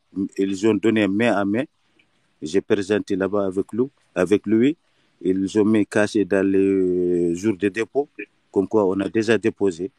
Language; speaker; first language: French; non-native, learner; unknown